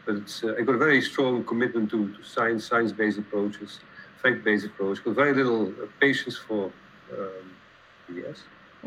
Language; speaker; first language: English; non-native, fluent; Dutch